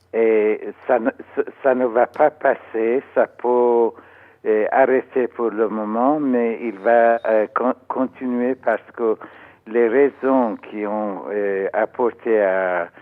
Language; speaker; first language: French; non-native, learner; Persian